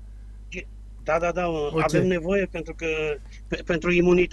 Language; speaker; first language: Romanian; native; Romanian